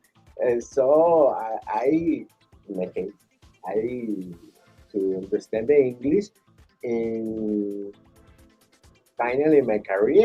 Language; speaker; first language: English; non-native, learner; Spanish